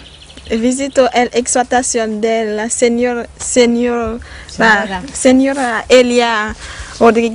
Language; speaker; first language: Spanish; non-native, learner; French